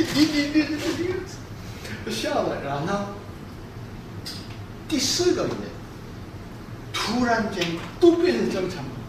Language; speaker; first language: Chinese; non-native, fluent; Korean